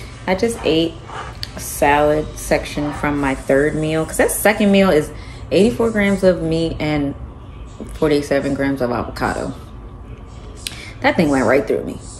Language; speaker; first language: English; early bilingual, other home language; Spanish